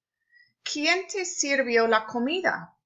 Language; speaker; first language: Spanish; non-native, fluent; English